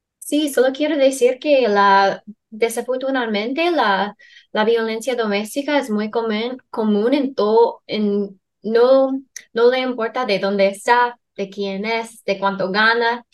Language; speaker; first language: Spanish; non-native, fluent; English